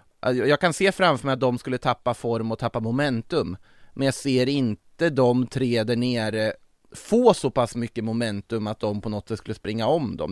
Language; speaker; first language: Swedish; native; Swedish